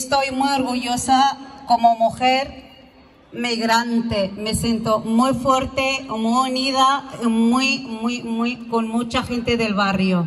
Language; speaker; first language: Spanish; non-native, fluent; Arabic